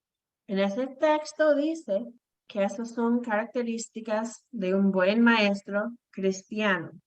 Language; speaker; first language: Spanish; non-native, fluent; English